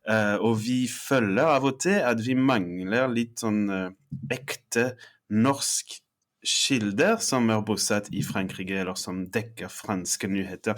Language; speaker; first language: Norwegian; non-native, fluent; French